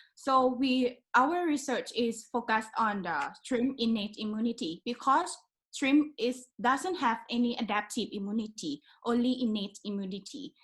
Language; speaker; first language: English; non-native, learner; Thai